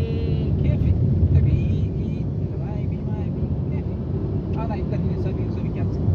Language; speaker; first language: Arabic; non-native, learner; Filipino